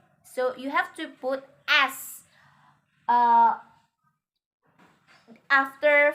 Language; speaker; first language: English; non-native, learner; Indonesian